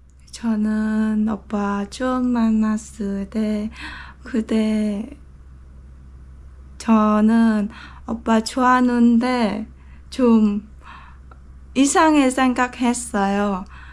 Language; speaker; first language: Korean; non-native, learner; Vietnamese